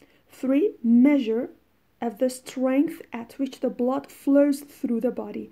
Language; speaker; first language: English; non-native, fluent; Persian